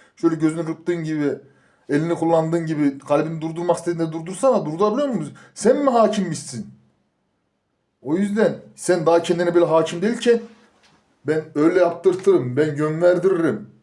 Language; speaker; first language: Turkish; native; Turkish